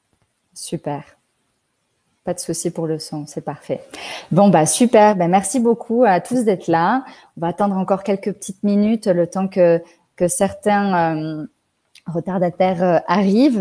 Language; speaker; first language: French; native; French